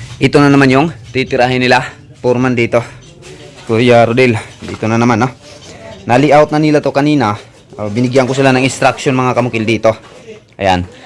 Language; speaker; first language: Filipino; non-native, local second language; Cebuano